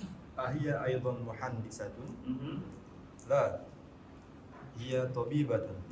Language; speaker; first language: Arabic; non-native, learner; Indonesian